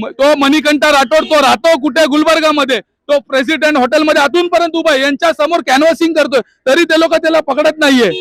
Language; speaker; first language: Marathi; non-native, local second language; Lambadi